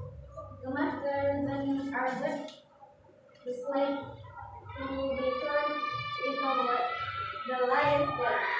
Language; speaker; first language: English; non-native, learner; Indonesian